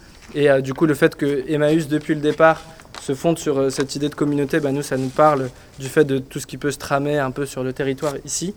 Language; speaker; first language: French; native; French